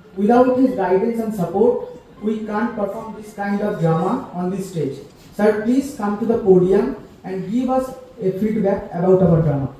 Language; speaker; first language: English; non-native, local second language; Bangla